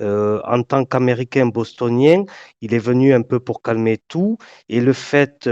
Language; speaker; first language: French; native; French